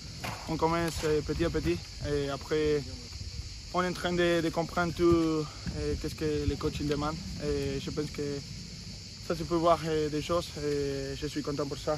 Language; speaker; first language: French; non-native, fluent; Spanish